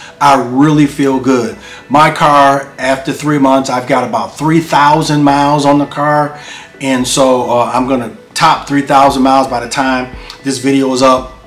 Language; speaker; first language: English; native; English